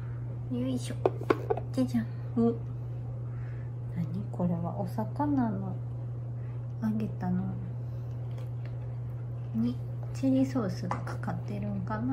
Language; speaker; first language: Japanese; native; Japanese